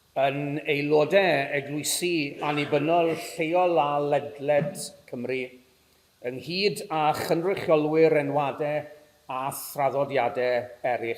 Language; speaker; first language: Welsh; native; Welsh